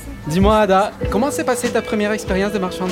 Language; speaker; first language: French; native; French